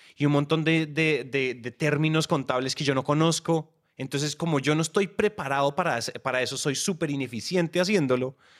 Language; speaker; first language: Spanish; native; Spanish